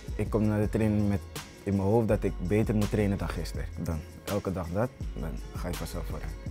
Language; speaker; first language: Dutch; early bilingual, other home language; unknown